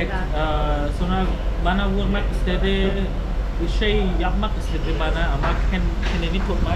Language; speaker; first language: Turkish; non-native, fluent; Khmer